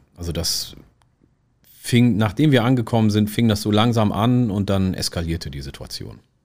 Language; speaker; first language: German; early bilingual, other home language; Oromo